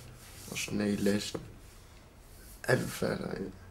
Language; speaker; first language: Danish; non-native, local second language; Kalaallisut